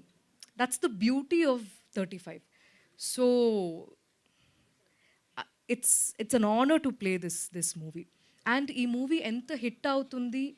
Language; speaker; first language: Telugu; non-native, local second language; Malayalam